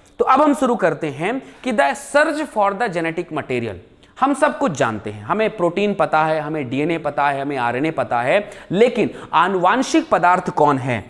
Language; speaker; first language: Hindi; native; Hindi